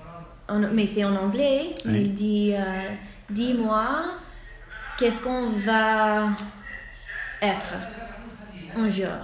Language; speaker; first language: French; non-native, fluent; English